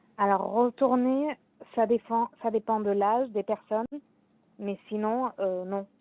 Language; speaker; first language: French; non-native, fluent; Arabic